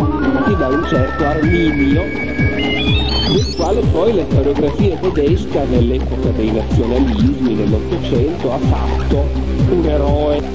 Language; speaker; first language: Italian; native; Italian